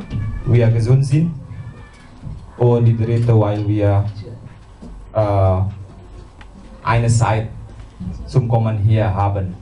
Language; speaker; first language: German; non-native, learner; Indonesian